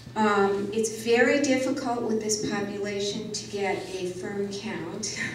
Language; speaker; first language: English; native; English